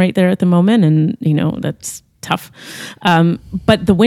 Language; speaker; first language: English; native; English